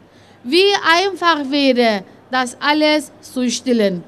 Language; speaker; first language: German; early bilingual, other home language; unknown